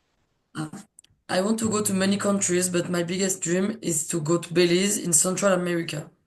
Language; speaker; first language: English; non-native, learner; French